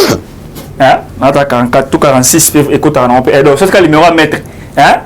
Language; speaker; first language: French; non-native, local second language; Lingala